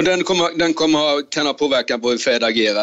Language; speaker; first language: Swedish; native; Swedish